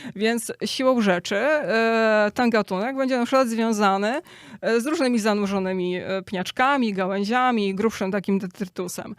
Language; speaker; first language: Polish; native; Polish